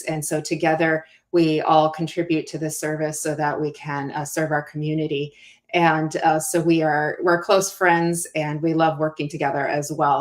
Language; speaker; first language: English; native; English